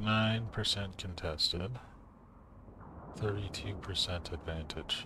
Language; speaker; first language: English; native; English